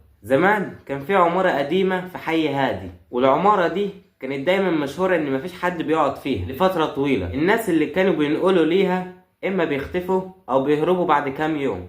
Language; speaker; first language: Arabic; native; Arabic